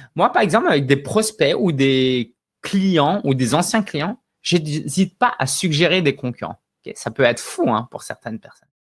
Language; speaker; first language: French; native; French